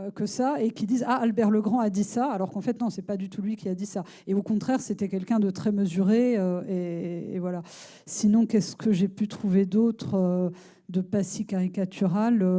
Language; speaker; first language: French; native; French